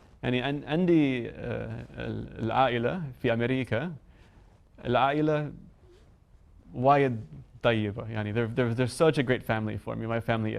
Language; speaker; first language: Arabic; non-native, learner; English